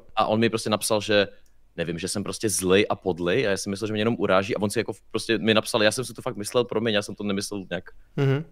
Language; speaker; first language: Czech; early bilingual, other home language; Russian